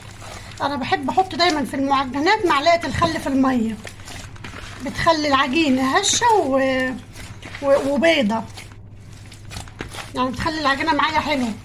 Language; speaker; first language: Arabic; native; Arabic